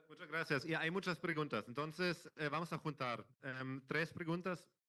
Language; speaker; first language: Spanish; non-native, fluent; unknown